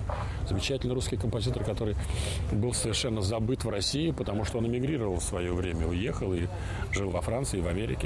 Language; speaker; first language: Russian; native; Russian